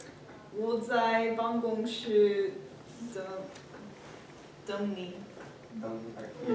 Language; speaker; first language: Chinese; non-native, learner; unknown